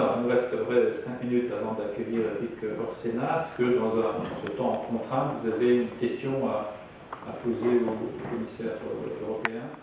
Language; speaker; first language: French; native; French